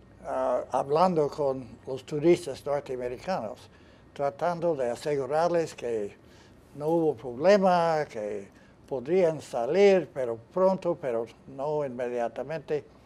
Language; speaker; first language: Spanish; non-native, fluent; English